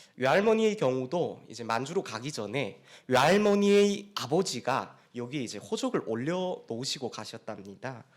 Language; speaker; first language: Korean; native; Korean